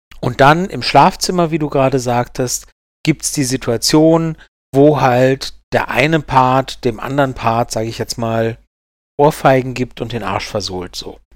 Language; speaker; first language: German; native; German